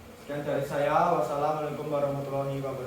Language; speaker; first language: Indonesian; native; Indonesian